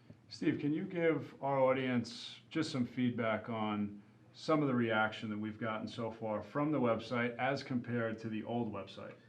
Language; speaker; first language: English; native; English